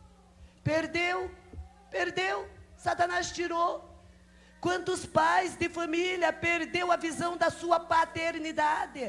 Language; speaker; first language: Portuguese; native; Portuguese